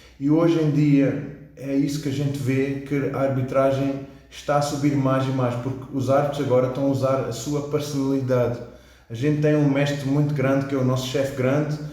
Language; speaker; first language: Portuguese; early bilingual, heritage; English